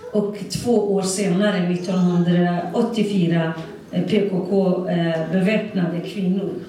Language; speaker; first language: Swedish; non-native, fluent; Central Kurdish